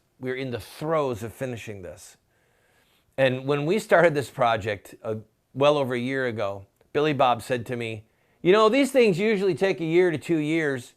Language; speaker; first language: English; native; English